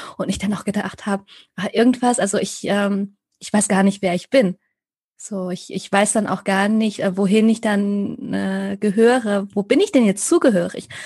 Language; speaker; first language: German; early bilingual, other home language; Vietnamese